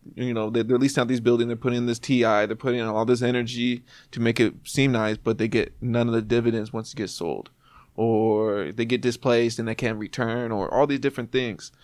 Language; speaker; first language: English; native; English